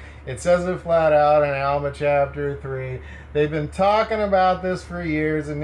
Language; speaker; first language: English; native; English